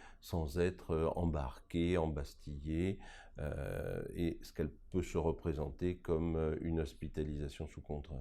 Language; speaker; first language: French; native; French